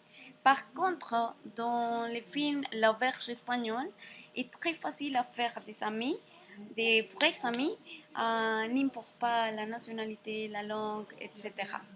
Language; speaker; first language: French; non-native, learner; Spanish